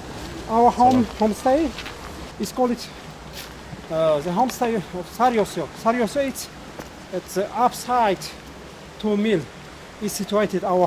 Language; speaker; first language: English; non-native, learner; Tajik